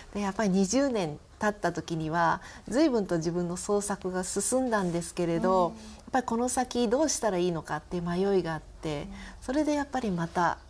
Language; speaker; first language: Japanese; native; Japanese